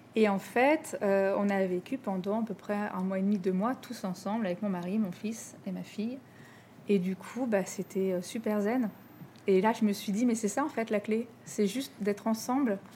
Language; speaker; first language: French; native; French